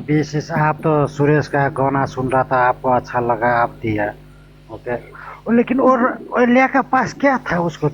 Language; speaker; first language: Hindi; non-native, learner; Nepali